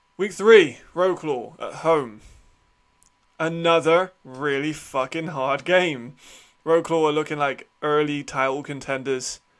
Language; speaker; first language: English; native; English